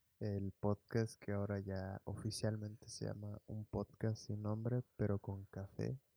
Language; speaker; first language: Spanish; early bilingual, heritage; Spanish